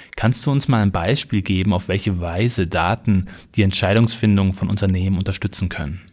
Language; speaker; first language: German; native; German